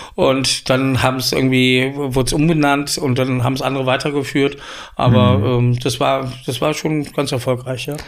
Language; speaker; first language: German; native; German